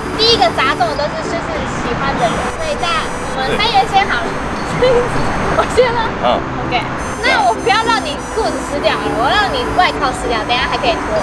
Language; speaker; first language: Chinese; native; Chinese